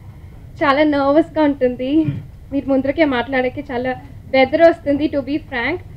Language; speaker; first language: Telugu; early bilingual, heritage; Tamil